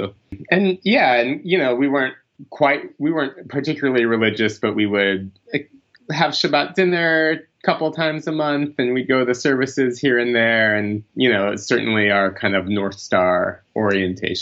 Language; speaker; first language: English; native; English